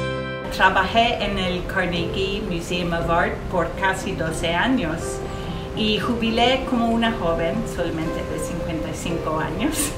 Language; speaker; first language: Spanish; early bilingual, heritage; English